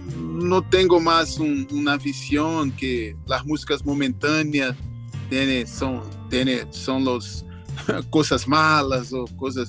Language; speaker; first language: Spanish; non-native, learner; Portuguese